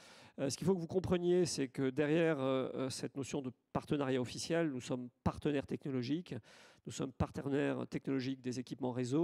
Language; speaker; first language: French; native; French